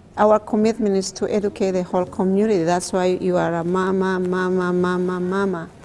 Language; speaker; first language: English; non-native, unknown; Quechua